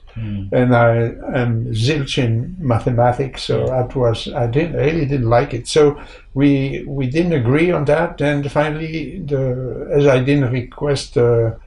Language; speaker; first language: English; non-native, fluent; French